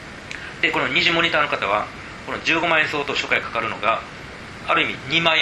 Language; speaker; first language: Japanese; native; Japanese